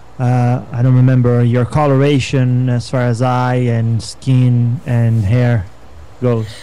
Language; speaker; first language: English; non-native, fluent; Portuguese